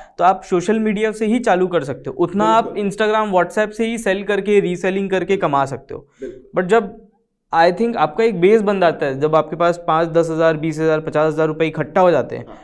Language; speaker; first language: Hindi; native; Hindi